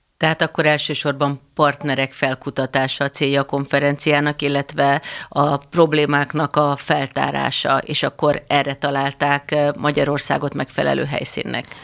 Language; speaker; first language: Hungarian; native; Hungarian